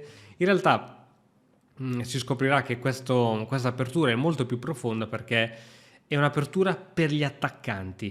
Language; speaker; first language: Italian; native; Italian